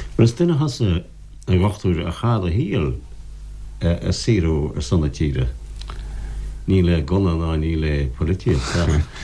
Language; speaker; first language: Irish; native; Irish